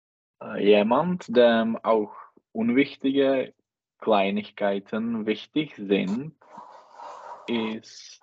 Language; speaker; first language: German; non-native, learner; Czech